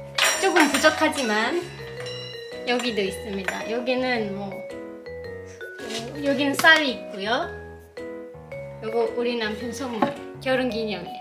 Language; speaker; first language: Korean; non-native, fluent; Turkish